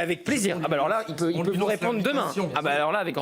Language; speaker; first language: French; native; French